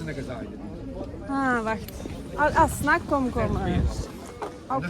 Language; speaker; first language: Dutch; non-native, fluent; Turkish